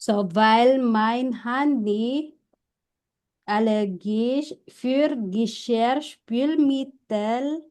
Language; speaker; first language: German; non-native, fluent; Filipino